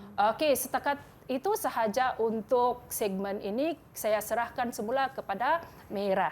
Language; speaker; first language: Malay; non-native, local second language; Central Dusun